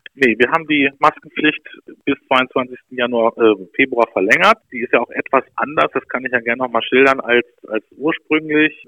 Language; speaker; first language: German; native; German